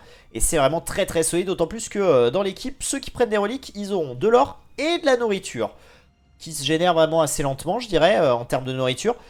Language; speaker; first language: French; native; French